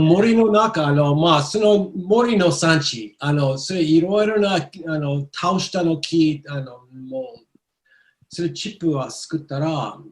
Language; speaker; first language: Japanese; non-native, learner; English